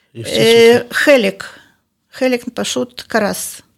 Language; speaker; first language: Hebrew; non-native, fluent; Ukrainian